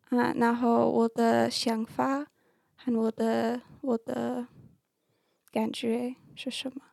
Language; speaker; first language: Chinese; non-native, learner; English